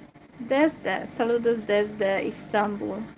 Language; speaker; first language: Spanish; non-native, learner; Hungarian